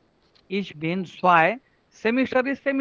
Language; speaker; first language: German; non-native, learner; Marathi